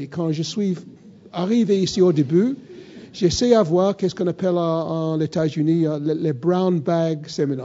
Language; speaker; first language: French; non-native, fluent; English